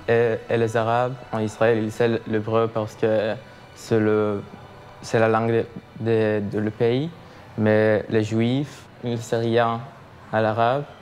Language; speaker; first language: French; non-native, learner; Hebrew